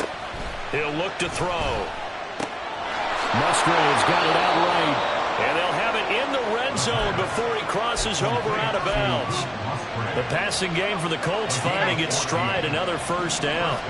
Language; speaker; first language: English; native; English